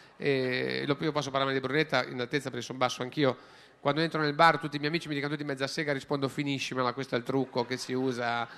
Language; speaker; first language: Italian; native; Italian